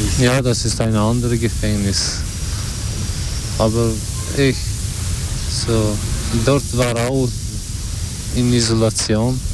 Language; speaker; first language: German; non-native, learner; Albanian